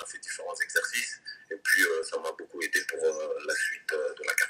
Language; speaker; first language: French; native; French